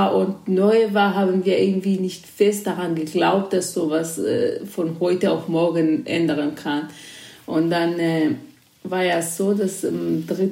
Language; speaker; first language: German; non-native, fluent; Kurdish